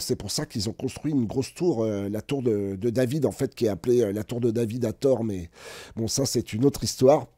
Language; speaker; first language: French; native; French